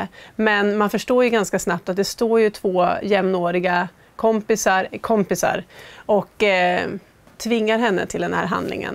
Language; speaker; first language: Swedish; native; Swedish